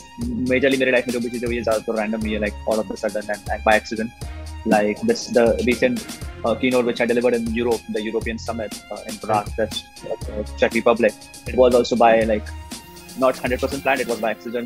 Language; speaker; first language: English; non-native, local second language; Marathi